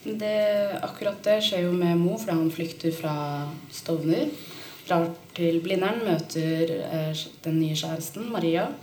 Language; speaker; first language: Norwegian; native; Norwegian